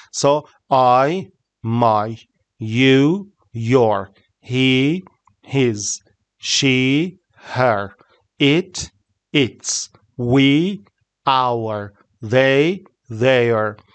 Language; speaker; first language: English; non-native, fluent; Persian